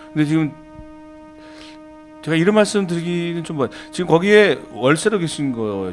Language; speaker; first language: Korean; native; Korean